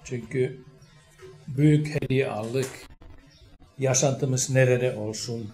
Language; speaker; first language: Turkish; non-native, fluent; Finnish